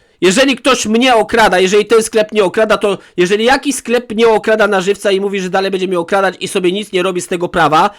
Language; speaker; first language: Polish; native; Polish